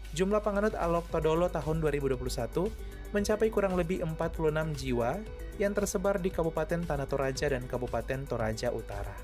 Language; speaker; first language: Indonesian; native; Indonesian